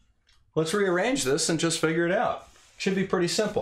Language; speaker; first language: English; native; English